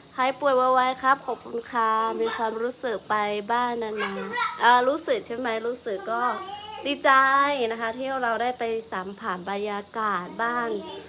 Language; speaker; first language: Thai; non-native, local second language; Lahu